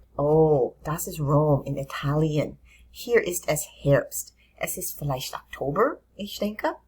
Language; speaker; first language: German; non-native, fluent; English